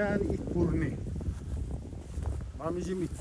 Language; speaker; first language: Persian; non-native, local second language; Azerbaijani